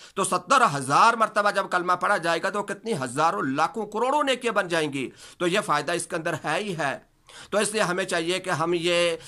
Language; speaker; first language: Urdu; native; Urdu